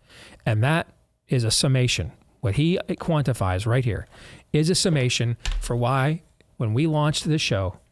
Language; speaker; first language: English; native; English